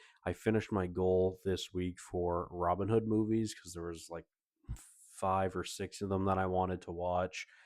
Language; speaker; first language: English; native; English